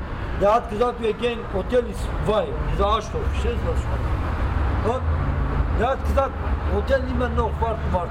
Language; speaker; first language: German; non-native, learner; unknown